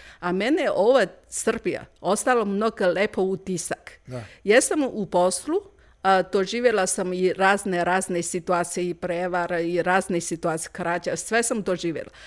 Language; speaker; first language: Croatian; non-native, learner; Chinese